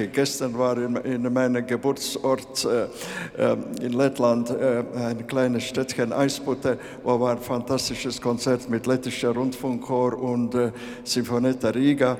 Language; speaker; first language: German; non-native, fluent; Latvian